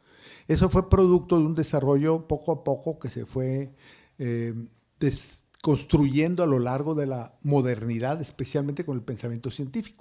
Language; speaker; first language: Spanish; native; Spanish